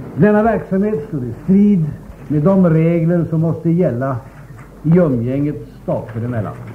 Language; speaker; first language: Swedish; native; Swedish